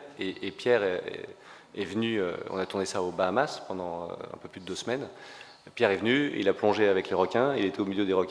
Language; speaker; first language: French; native; French